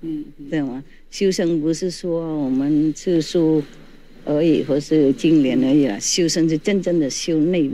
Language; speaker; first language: Chinese; non-native, fluent; Vietnamese